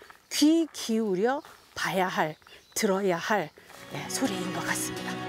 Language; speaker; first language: Korean; native; Korean